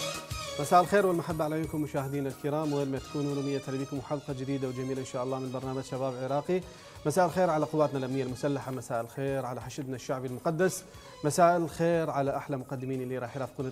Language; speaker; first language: Arabic; native; Arabic